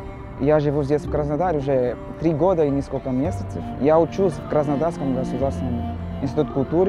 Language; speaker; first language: Russian; non-native, learner; Portuguese